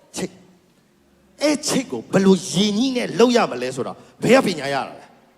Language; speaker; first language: Burmese; non-native, local second language; Kachin